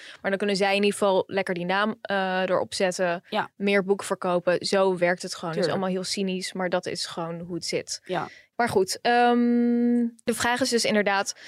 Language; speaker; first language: Dutch; native; Dutch